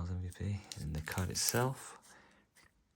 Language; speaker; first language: English; native; English